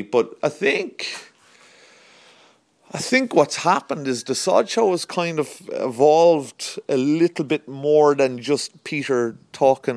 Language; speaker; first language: English; native; English